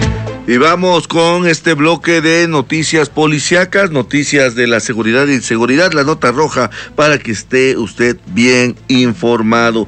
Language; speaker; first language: Spanish; native; Spanish